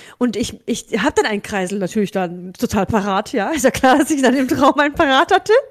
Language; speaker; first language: German; early bilingual, other home language; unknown